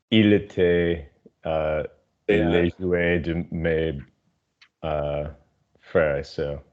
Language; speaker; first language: French; non-native, learner; English